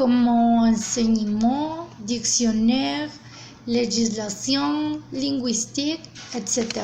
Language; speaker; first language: French; non-native, learner; Spanish